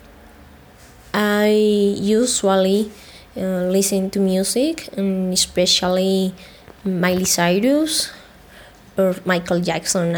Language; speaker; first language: English; non-native, learner; Spanish